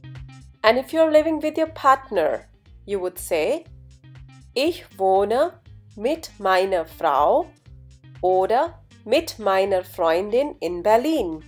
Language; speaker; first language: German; non-native, fluent; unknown